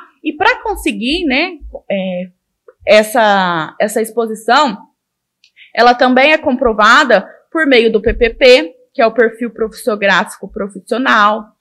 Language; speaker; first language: Portuguese; native; Portuguese